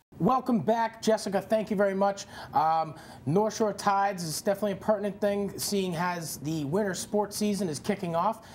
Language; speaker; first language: English; native; English